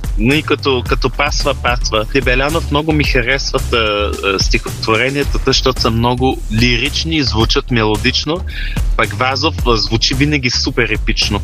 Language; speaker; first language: Bulgarian; early bilingual, heritage; Bulgarian